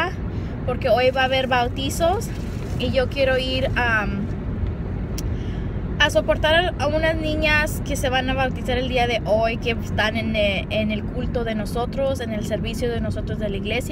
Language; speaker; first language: Spanish; early bilingual, heritage; Spanish